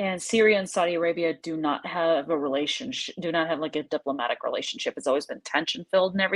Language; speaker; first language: English; native; English